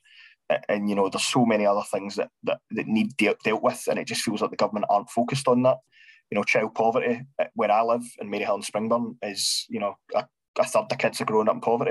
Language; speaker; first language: English; native; English